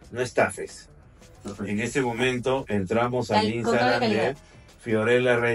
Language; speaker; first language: Spanish; native; Spanish